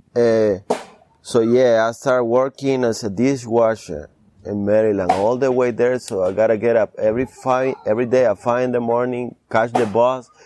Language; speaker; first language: English; early bilingual, other home language; Spanish